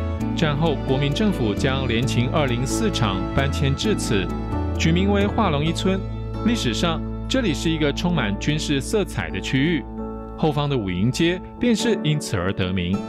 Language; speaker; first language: Chinese; native; Chinese